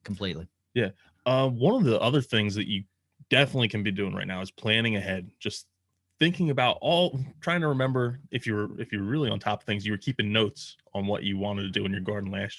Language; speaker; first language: English; native; English